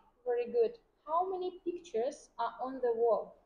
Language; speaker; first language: English; non-native, fluent; Vietnamese